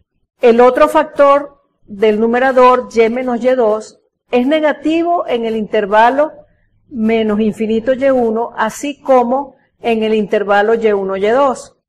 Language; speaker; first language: Spanish; native; Spanish